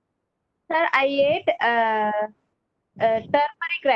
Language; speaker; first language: English; non-native, learner; Tamil